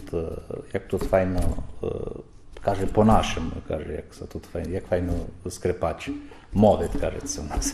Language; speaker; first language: Ukrainian; early bilingual, heritage; Ukrainian